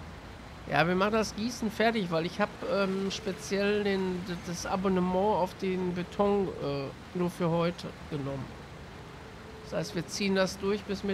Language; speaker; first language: German; native; German